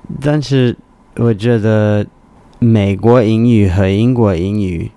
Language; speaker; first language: Chinese; non-native, learner; English